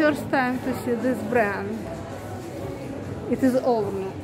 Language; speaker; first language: English; non-native, learner; Russian